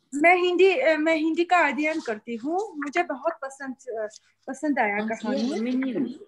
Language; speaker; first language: Hindi; non-native, learner; Armenian